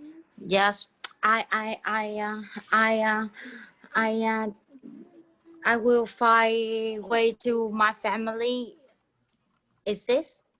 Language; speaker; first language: English; non-native, learner; Vietnamese